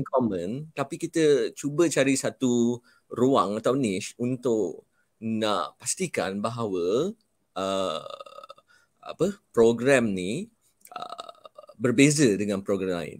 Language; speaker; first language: Malay; native; Malay